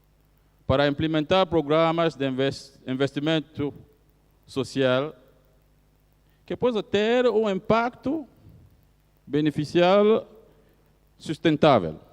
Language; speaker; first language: Portuguese; non-native, fluent; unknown